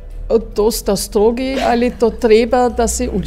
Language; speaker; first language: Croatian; early bilingual, heritage; Croatian